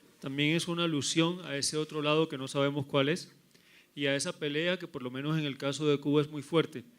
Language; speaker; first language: Spanish; native; Spanish